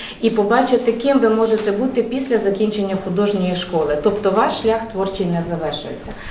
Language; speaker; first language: Ukrainian; native; Ukrainian